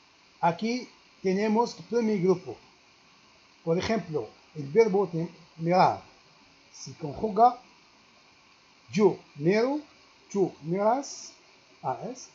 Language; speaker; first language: Spanish; non-native, learner; Arabic